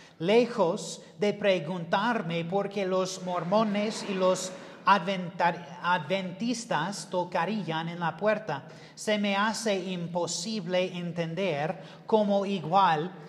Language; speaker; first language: Spanish; non-native, learner; English